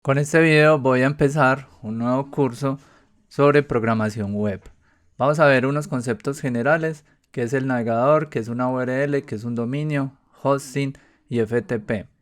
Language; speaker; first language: Spanish; native; Spanish